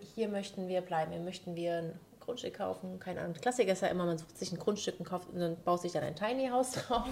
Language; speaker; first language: German; native; German